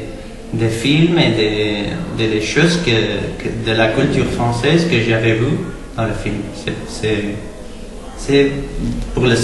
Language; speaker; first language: French; non-native, learner; Spanish